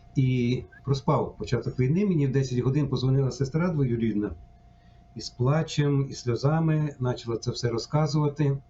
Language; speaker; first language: Ukrainian; native; Ukrainian